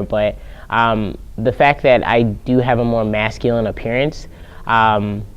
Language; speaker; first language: English; native; English